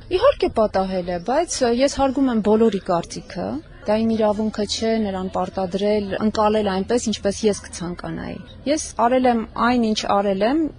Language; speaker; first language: Armenian; native; Armenian